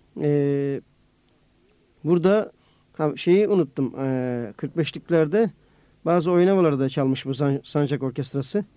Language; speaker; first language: Turkish; native; Turkish